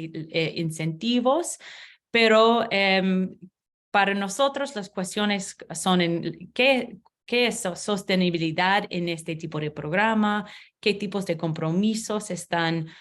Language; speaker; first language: Spanish; non-native, learner; English